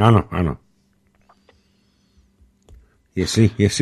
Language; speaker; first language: Czech; native; Czech